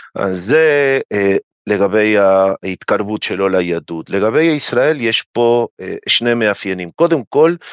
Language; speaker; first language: Hebrew; non-native, fluent; Spanish